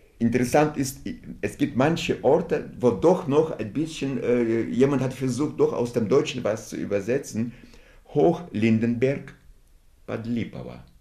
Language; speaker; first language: German; non-native, fluent; Russian